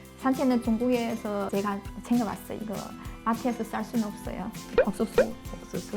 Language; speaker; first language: Korean; non-native, learner; Chinese